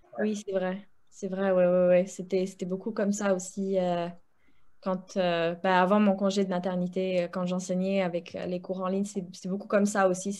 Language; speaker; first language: French; native; French